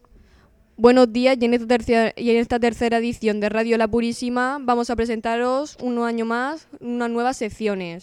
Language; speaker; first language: Spanish; native; Spanish